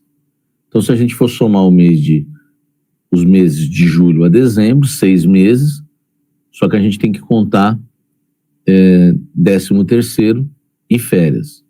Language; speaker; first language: Portuguese; native; Portuguese